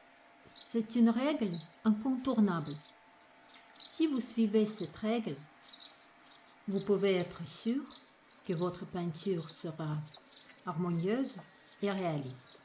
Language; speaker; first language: French; non-native, fluent; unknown